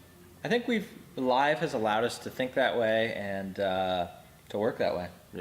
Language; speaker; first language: English; native; English